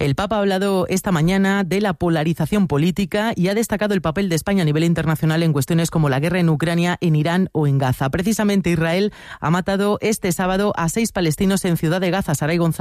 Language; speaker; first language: Spanish; native; Spanish